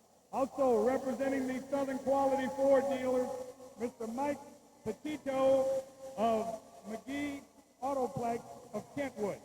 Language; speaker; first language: English; native; English